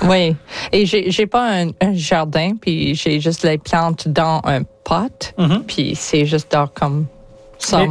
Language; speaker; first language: French; non-native, learner; English